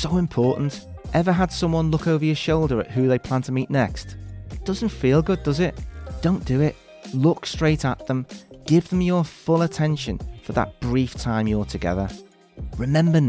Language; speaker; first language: English; native; English